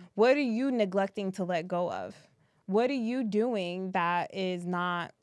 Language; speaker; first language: English; early bilingual, other home language; French